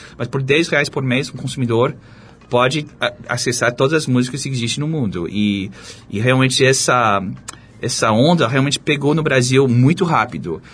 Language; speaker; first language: Portuguese; non-native, fluent; English